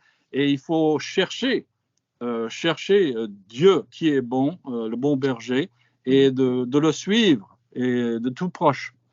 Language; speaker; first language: French; non-native, fluent; English